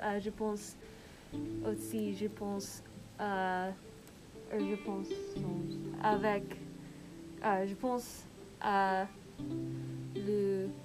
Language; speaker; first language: French; non-native, learner; English